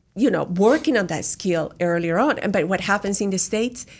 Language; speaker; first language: English; non-native, fluent; Spanish